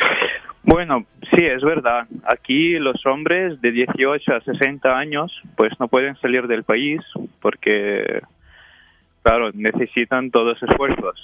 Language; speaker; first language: Spanish; non-native, fluent; Ukrainian